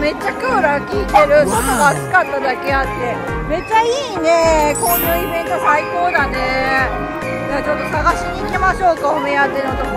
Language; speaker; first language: Japanese; native; Japanese